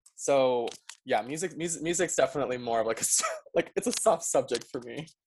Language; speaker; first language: English; early bilingual, other home language; Spanish